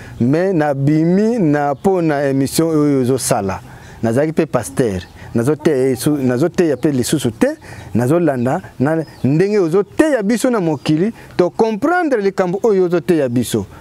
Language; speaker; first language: Lingala; non-native, local second language; Kongo